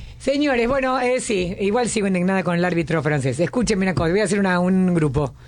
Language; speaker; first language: Spanish; native; Spanish